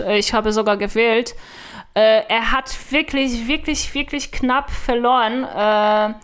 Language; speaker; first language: German; non-native, fluent; Polish